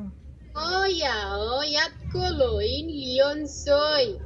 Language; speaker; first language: Chinese; non-native, learner; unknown